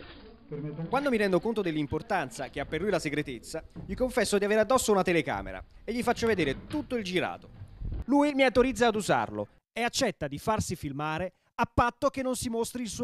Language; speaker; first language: Italian; native; Italian